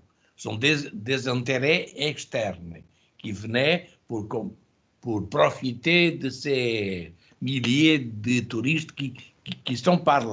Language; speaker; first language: French; non-native, fluent; Portuguese